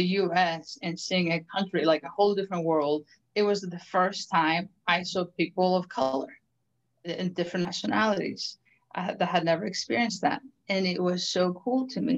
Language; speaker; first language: English; early bilingual, other home language; Greek